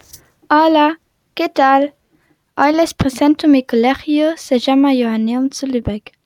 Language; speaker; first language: Spanish; non-native, learner; German